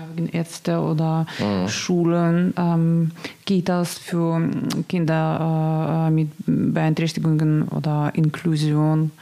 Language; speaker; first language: German; non-native, learner; Russian